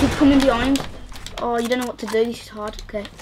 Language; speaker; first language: English; native; English